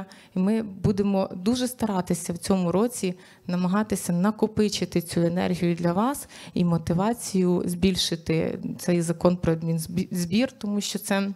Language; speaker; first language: Ukrainian; native; Ukrainian